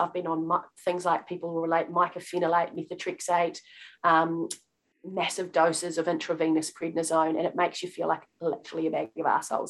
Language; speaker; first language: English; native; English